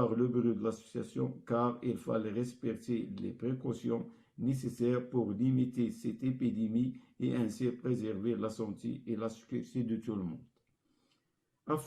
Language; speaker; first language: French; non-native, local second language; Arabic